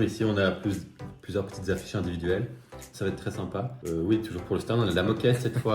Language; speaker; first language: French; native; French